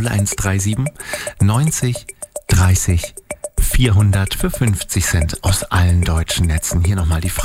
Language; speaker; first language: German; native; German